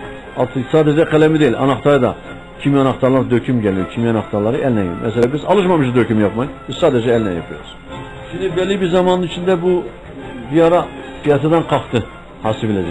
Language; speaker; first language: Turkish; native; Turkish